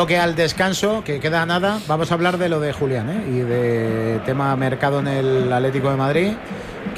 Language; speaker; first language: Spanish; native; Spanish